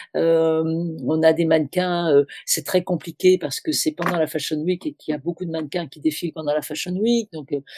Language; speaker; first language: French; native; French